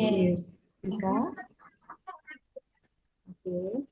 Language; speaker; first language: English; non-native, fluent; Indonesian